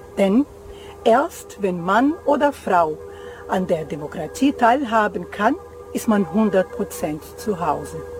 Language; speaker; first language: German; non-native, fluent; Portuguese